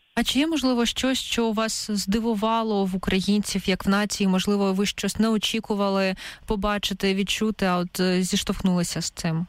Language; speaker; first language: Ukrainian; native; Ukrainian